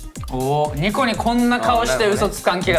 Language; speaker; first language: Japanese; native; Japanese